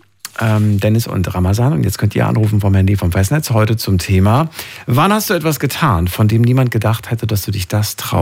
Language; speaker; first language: German; native; German